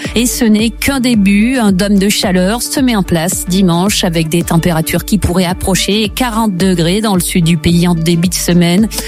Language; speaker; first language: French; native; French